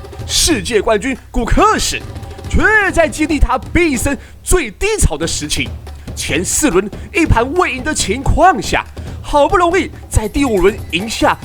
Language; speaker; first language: Chinese; native; Chinese